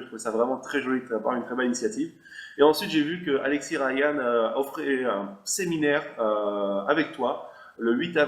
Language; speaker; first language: French; native; French